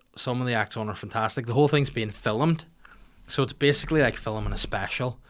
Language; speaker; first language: English; native; English